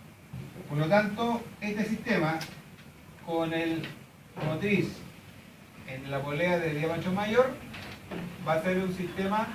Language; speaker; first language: Spanish; native; Spanish